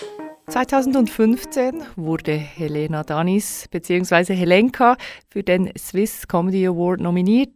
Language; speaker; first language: German; native; German